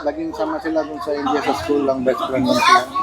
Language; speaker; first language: Filipino; non-native, learner; Punjabi